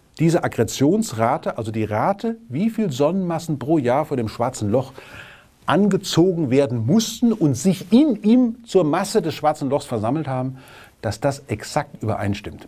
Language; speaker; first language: German; native; German